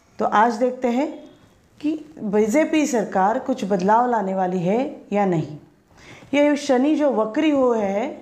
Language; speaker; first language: Hindi; non-native, local second language; Marathi